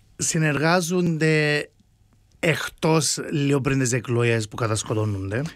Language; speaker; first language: Greek; early bilingual, heritage; Greek